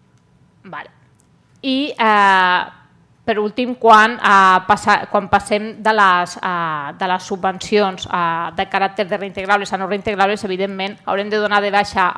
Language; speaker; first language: Catalan; native; Catalan